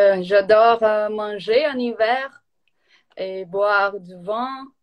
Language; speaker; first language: French; non-native, learner; Portuguese